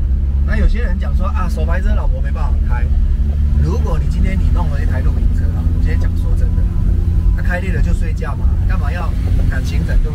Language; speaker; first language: Chinese; native; Chinese